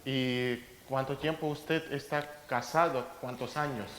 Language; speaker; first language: Spanish; non-native, fluent; Russian